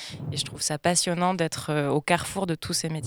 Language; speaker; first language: French; native; French